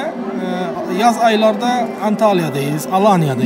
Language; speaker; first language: Turkish; non-native, learner; Uzbek